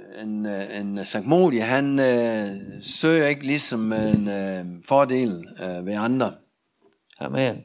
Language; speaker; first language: Danish; non-native, learner; Russian